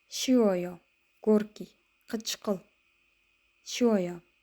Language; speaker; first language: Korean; non-native, fluent; Kyrgyz